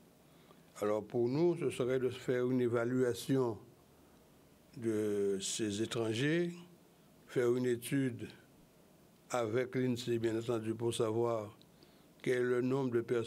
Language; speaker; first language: French; native; French